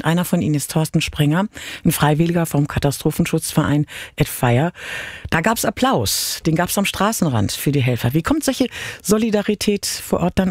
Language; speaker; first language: German; native; German